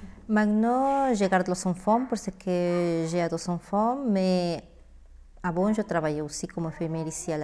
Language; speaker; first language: French; non-native, learner; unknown